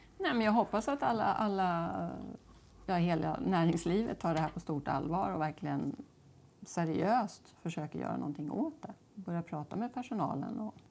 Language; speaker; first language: Swedish; native; Swedish